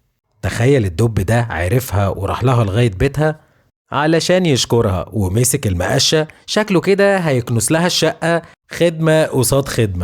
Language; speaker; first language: Arabic; native; Arabic